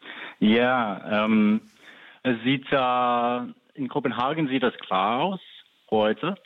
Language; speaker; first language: German; non-native, fluent; English